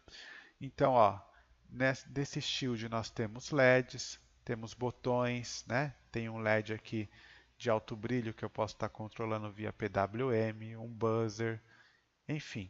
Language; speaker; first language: Portuguese; native; Portuguese